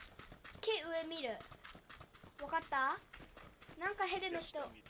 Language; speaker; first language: Japanese; early bilingual, heritage; Japanese